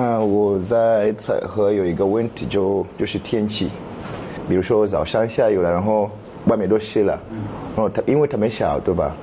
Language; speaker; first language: Chinese; non-native, learner; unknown